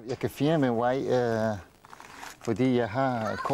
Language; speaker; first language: Danish; non-native, learner; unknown